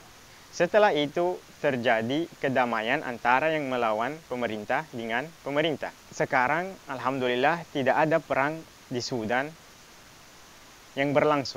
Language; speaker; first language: Indonesian; non-native, fluent; Arabic